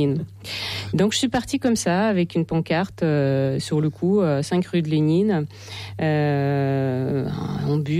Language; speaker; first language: French; non-native, fluent; Russian